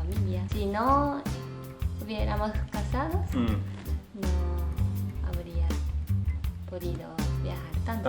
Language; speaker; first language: Spanish; non-native, learner; Japanese